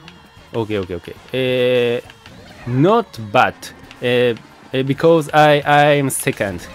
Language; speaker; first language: English; non-native, learner; Japanese